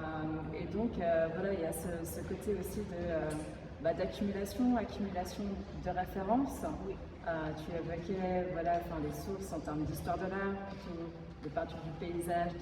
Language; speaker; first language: French; native; French